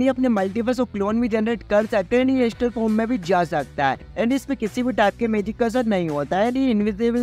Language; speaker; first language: Hindi; native; Hindi